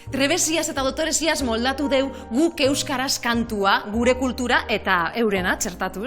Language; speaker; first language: Basque; native; Basque